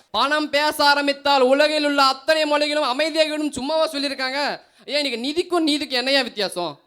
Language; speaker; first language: Tamil; native; Tamil